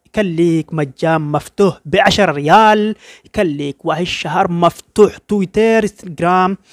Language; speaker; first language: Arabic; non-native, learner; Oromo